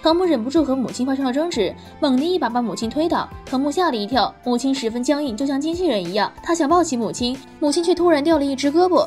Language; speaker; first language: Chinese; native; Chinese